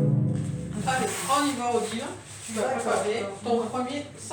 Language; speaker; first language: French; native; French